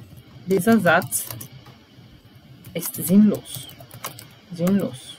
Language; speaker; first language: German; non-native, fluent; Italian